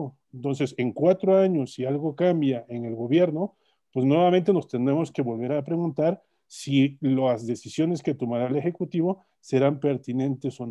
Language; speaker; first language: Spanish; native; Spanish